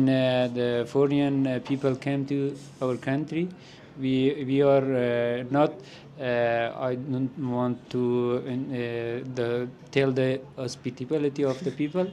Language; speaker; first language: English; non-native, learner; Persian